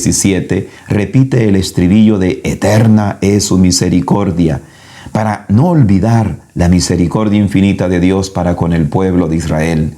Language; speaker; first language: Spanish; native; Spanish